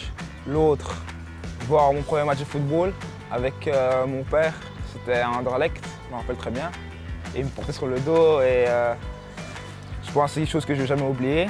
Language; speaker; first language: French; early bilingual, other home language; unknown